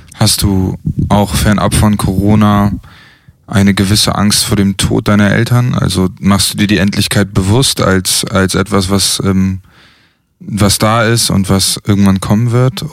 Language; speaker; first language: German; native; German